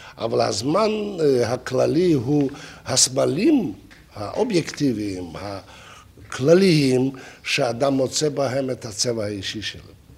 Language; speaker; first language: Hebrew; non-native, fluent; Russian